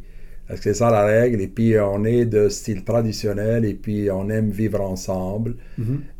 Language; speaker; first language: French; non-native, local second language; Arabic